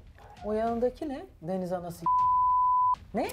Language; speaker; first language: Turkish; native; Turkish